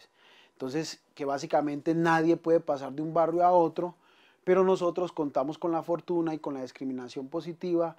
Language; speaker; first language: Spanish; native; Spanish